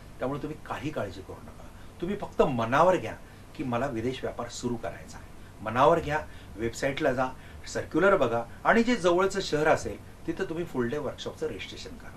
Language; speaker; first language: Marathi; non-native, local second language; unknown